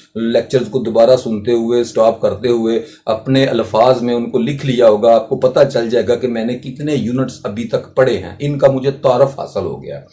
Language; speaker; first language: Urdu; non-native, local second language; Punjabi